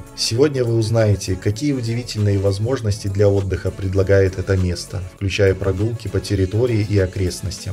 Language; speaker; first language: Russian; native; Russian